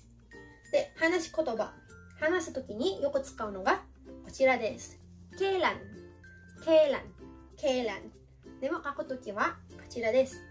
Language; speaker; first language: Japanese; non-native, fluent; Filipino